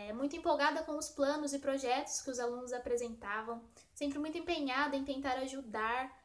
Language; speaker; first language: Portuguese; native; Portuguese